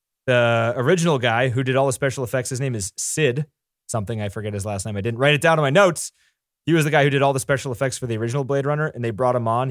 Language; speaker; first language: English; native; English